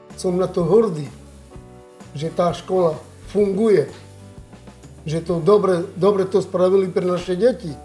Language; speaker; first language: Slovak; non-native, local second language; Romany